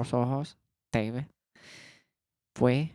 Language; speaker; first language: Spanish; non-native, learner; English